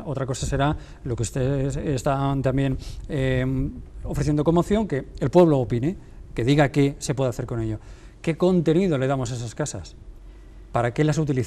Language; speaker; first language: Spanish; native; Spanish